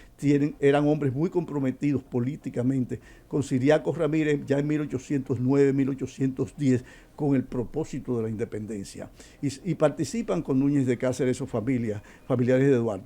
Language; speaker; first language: Spanish; native; Spanish